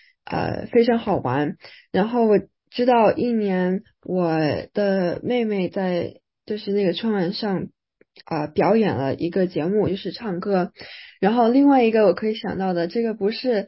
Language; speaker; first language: Chinese; early bilingual, other home language; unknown